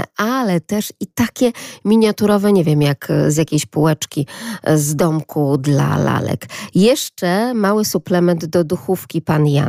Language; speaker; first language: Polish; native; Polish